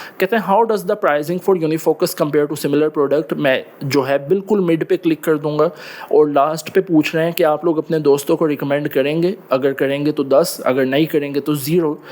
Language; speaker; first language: Urdu; non-native, local second language; Punjabi